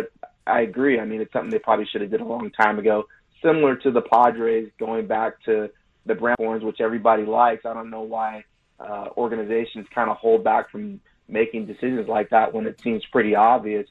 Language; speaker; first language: English; native; English